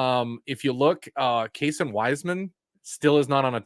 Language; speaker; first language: English; native; English